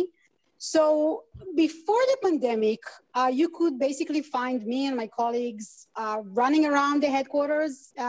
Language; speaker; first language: English; non-native, fluent; Hebrew